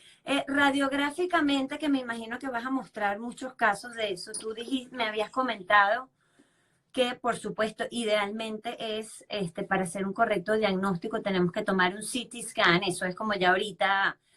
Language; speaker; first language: Spanish; native; Spanish